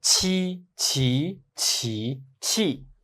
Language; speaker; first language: Chinese; non-native, fluent; Khmer